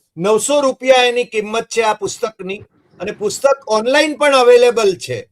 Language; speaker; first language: Gujarati; native; Gujarati